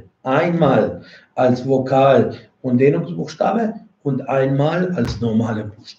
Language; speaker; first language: German; non-native, fluent; Arabic